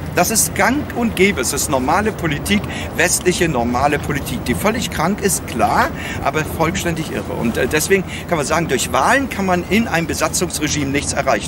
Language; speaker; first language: German; native; German